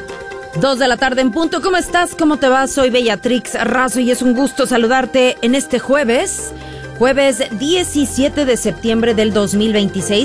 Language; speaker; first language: Spanish; native; Spanish